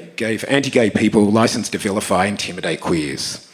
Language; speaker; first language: English; native; English